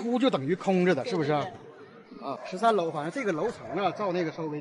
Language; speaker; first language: Chinese; native; Chinese